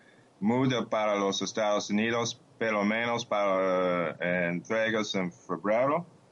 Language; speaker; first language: Portuguese; non-native, fluent; English